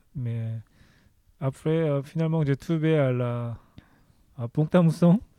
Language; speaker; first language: French; non-native, learner; Korean